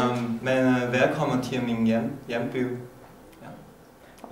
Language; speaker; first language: Danish; non-native, learner; Chinese